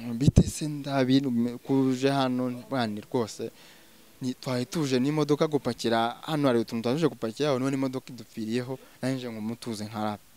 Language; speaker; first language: Kinyarwanda; early bilingual, heritage; Swahili